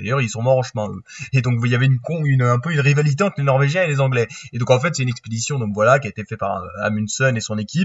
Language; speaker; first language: French; native; French